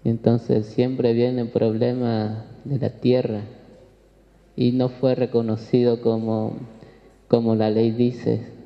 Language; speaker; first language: Spanish; non-native, local second language; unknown